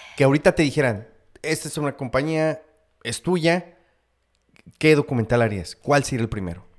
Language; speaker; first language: Spanish; native; Spanish